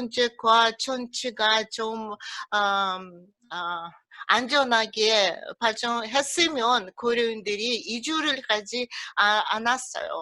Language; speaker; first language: Korean; early bilingual, heritage; Russian